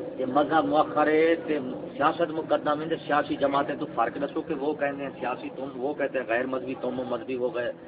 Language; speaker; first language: Urdu; non-native, local second language; Punjabi